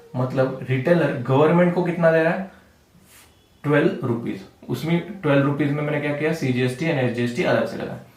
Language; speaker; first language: Hindi; non-native, local second language; Marathi